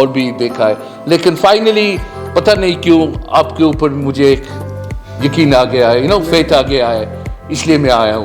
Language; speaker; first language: Hindi; non-native, fluent; Bangla